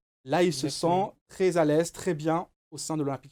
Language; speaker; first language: French; native; French